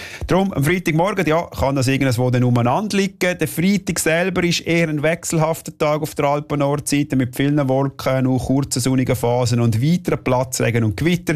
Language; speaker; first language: German; native; German